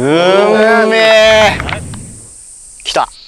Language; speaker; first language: Japanese; native; Japanese